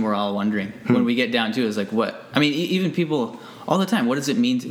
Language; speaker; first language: English; native; English